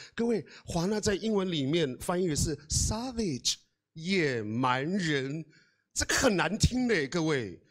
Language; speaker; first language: Chinese; non-native, local second language; Amis